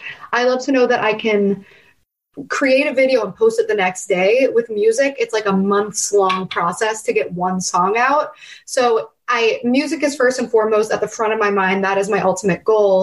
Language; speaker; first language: English; native; English